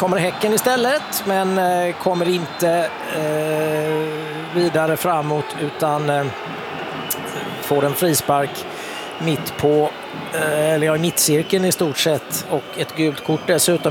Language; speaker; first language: Swedish; native; Swedish